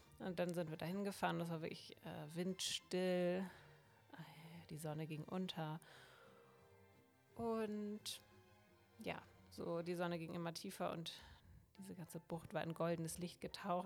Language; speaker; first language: German; native; German